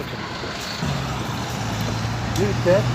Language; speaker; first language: English; non-native, learner; Turkish